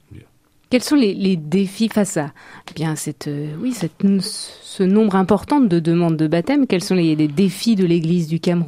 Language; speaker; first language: French; native; French